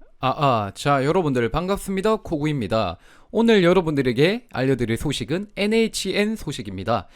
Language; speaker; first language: Korean; native; Korean